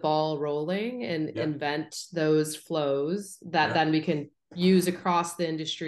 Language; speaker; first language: English; native; English